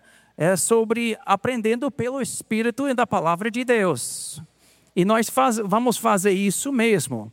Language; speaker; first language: Portuguese; non-native, fluent; English